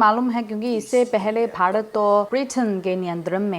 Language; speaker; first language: Hindi; non-native, fluent; Chinese